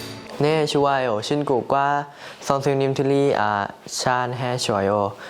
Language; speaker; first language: Korean; non-native, learner; Thai